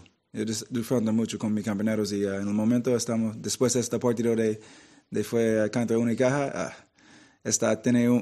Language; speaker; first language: Spanish; non-native, learner; English